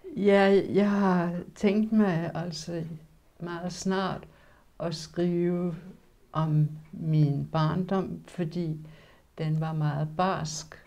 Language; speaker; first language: Danish; early bilingual, other home language; Polish